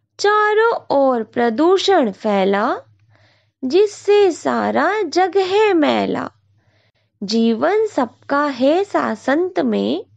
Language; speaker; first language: Hindi; non-native, local second language; Marathi